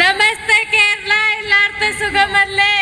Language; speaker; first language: Malayalam; non-native, learner; Hindi